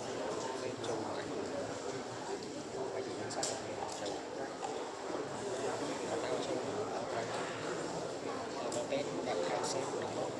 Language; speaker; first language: Vietnamese; native; Vietnamese